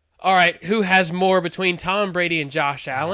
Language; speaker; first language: English; native; English